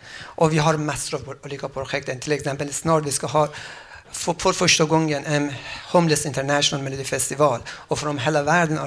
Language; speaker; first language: Swedish; non-native, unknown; Persian